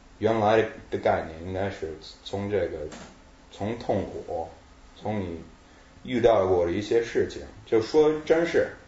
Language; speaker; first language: Chinese; non-native, fluent; English